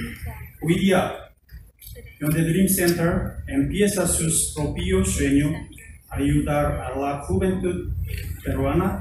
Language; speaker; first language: Spanish; non-native, fluent; Korean